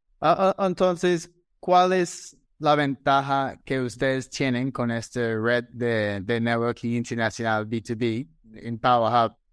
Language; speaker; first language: Spanish; non-native, fluent; English